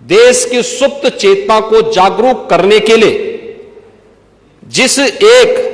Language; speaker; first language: Hindi; native; Hindi